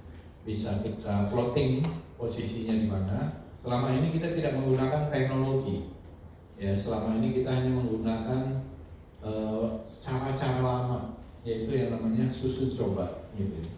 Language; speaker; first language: Indonesian; native; Indonesian